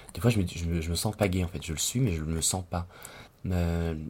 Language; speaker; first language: French; native; French